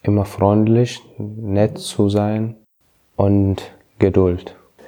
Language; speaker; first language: German; non-native, learner; Arabic